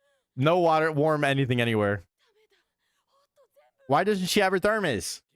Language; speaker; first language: English; native; English